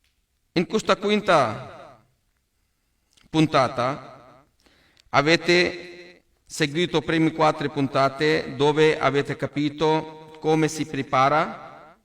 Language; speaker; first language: Italian; non-native, learner; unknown